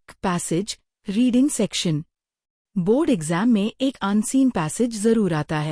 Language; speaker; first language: Hindi; native; Hindi